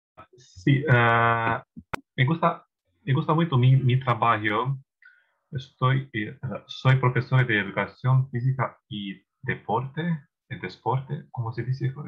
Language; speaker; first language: Spanish; non-native, learner; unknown